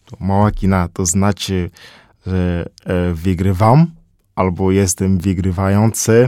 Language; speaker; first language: Polish; non-native, fluent; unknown